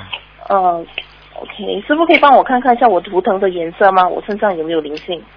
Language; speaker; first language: Chinese; native; Chinese